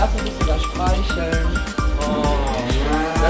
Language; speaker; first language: German; native; German